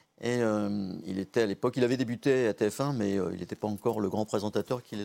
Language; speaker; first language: French; native; French